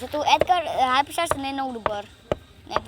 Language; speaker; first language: Bulgarian; early bilingual, heritage; Bulgarian